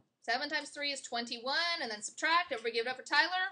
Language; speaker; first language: English; native; English